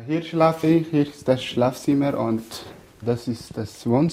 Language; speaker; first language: German; non-native, learner; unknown